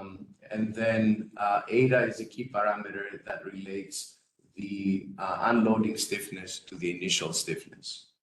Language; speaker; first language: English; non-native, fluent; Greek